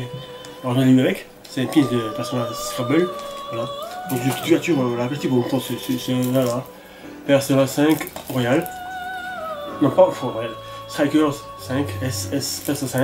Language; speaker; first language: French; native; French